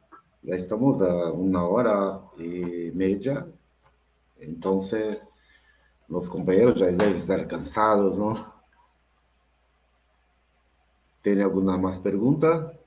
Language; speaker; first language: Spanish; non-native, learner; Portuguese